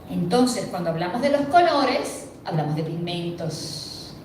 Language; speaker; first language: Spanish; native; Spanish